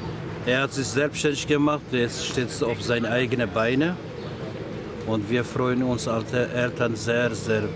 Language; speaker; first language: German; non-native, learner; Turkish